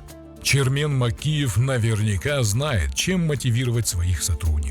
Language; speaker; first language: Russian; native; Russian